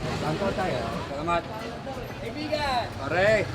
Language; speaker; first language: Filipino; non-native, learner; English